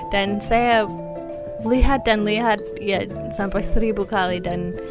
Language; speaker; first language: Indonesian; non-native, fluent; English